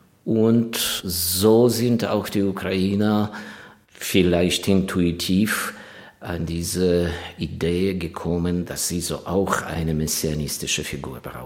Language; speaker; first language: German; non-native, fluent; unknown